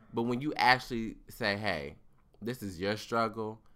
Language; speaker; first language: English; native; English